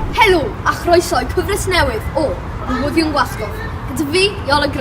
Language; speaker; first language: Welsh; non-native, local second language; English